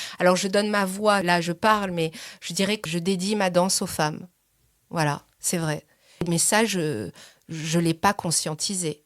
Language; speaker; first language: French; early bilingual, other home language; Persian